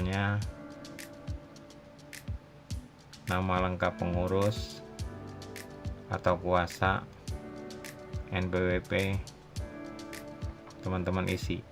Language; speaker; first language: Indonesian; native; Indonesian